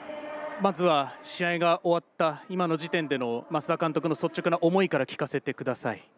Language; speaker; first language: Japanese; native; Japanese